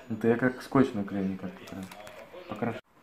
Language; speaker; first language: Russian; native; Russian